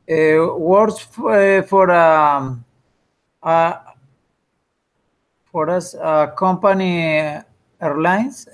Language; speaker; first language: English; non-native, learner; Spanish